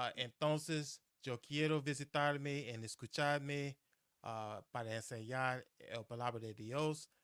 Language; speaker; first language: Spanish; non-native, learner; English